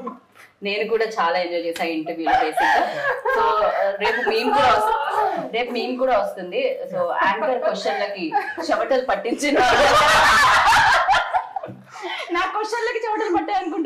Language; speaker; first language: Telugu; native; Telugu